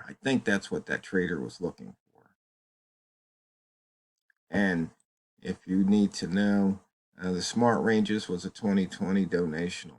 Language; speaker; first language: English; native; English